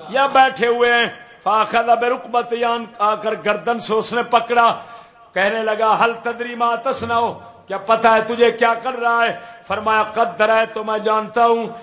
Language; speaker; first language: Urdu; native; Urdu